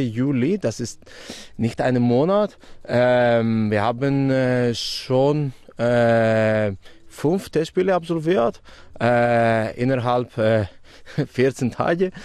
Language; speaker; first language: German; non-native, fluent; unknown